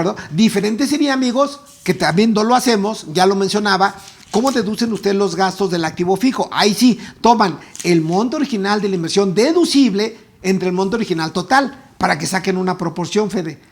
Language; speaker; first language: Spanish; native; Spanish